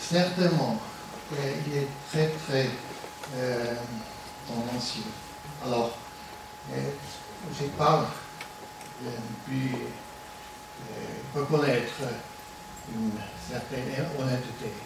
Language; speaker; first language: French; non-native, local second language; German